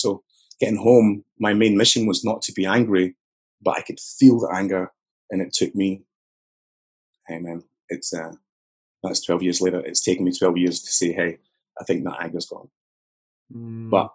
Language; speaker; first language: English; native; English